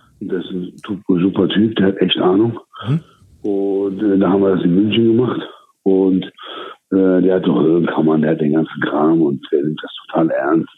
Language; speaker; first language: German; early bilingual, other home language; Turkish